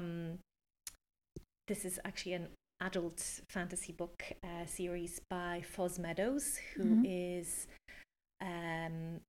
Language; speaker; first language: English; non-native, fluent; Polish